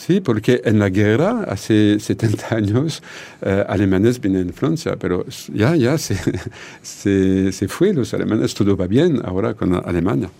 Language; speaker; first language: Spanish; non-native, learner; French